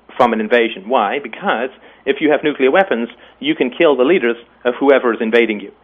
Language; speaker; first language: English; native; English